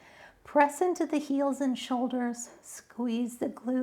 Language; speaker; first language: English; native; English